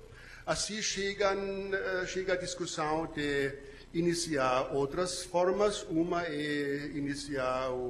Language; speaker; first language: Portuguese; non-native, fluent; German